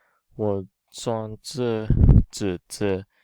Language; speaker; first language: Chinese; non-native, learner; English